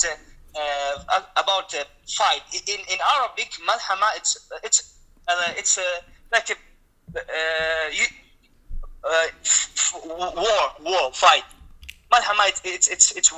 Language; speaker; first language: English; non-native, learner; Russian